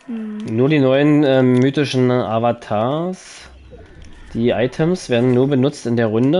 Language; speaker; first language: German; native; German